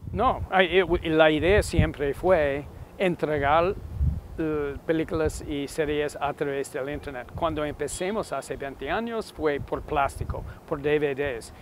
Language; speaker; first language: Spanish; non-native, fluent; English